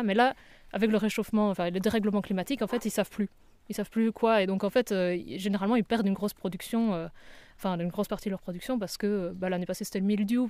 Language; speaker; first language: French; native; French